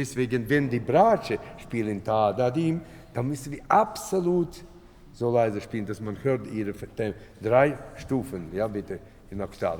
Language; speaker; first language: German; non-native, fluent; Latvian